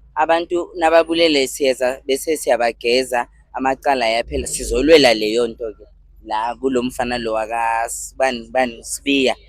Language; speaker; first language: Zulu; native; Zulu